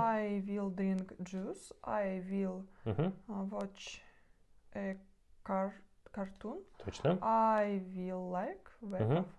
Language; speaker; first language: English; non-native, learner; Russian